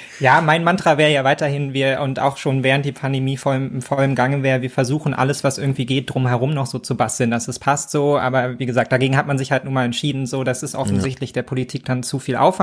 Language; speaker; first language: German; native; German